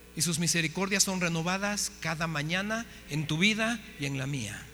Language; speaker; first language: Spanish; native; Spanish